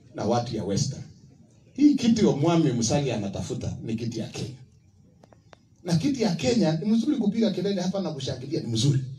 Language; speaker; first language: Swahili; non-native, local second language; Kalenjin